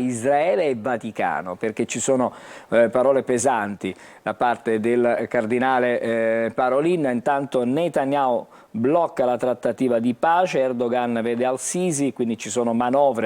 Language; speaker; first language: Italian; native; Italian